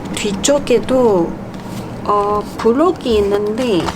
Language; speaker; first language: Korean; non-native, fluent; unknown